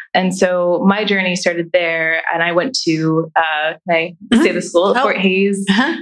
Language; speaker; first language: English; native; English